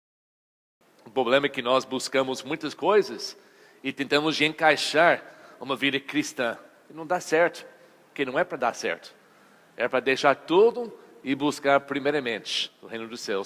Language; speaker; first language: Portuguese; non-native, fluent; English